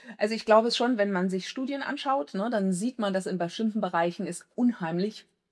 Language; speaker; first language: German; native; German